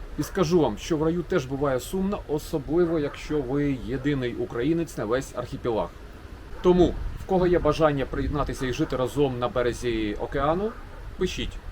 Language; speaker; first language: Ukrainian; non-native, local second language; Russian